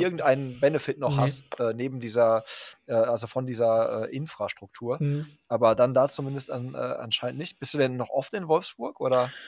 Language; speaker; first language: German; native; German